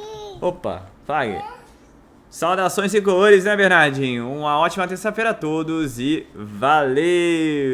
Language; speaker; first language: Portuguese; native; Portuguese